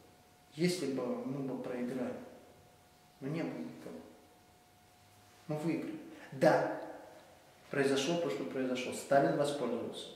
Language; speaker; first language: Russian; native; Russian